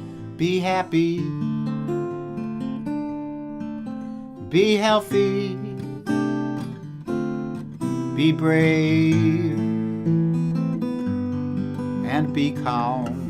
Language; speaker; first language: English; native; English